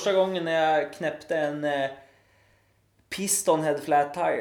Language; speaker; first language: Swedish; native; Swedish